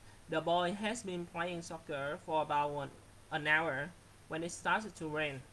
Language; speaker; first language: English; non-native, fluent; Vietnamese